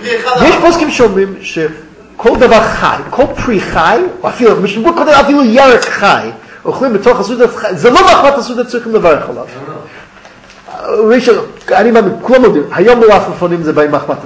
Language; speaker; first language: Hebrew; non-native, fluent; English